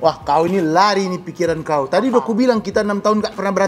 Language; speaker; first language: Indonesian; native; Indonesian